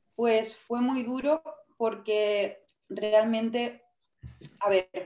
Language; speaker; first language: Spanish; native; Spanish